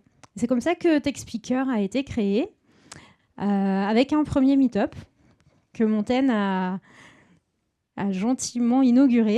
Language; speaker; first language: French; native; French